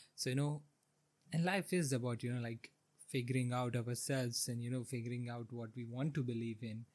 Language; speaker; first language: English; non-native, local second language; Hindi